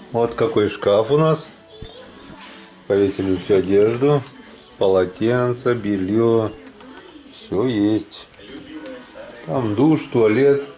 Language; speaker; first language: Russian; native; Russian